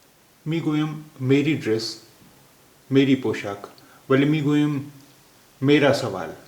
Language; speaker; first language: Persian; non-native, fluent; Urdu